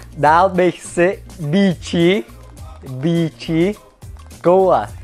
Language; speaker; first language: Czech; early bilingual, other home language; Vietnamese